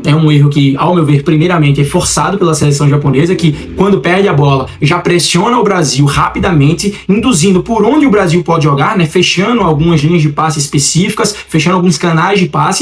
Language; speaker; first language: Portuguese; native; Portuguese